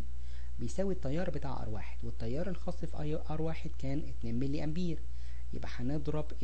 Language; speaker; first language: Arabic; native; Arabic